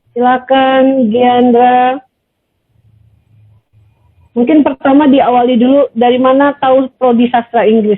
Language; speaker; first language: Indonesian; native; Indonesian